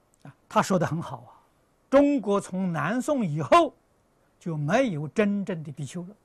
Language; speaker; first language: Chinese; native; Chinese